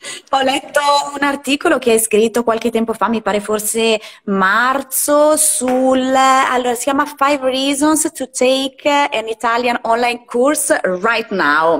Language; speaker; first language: Italian; native; Italian